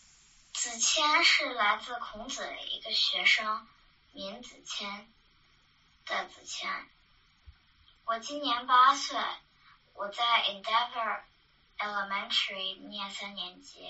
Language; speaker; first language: Chinese; early bilingual, other home language; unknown